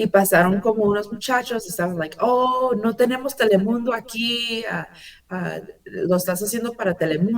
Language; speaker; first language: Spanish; early bilingual, heritage; English